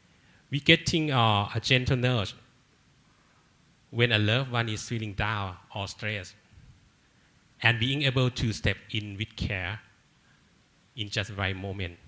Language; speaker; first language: English; non-native, learner; Thai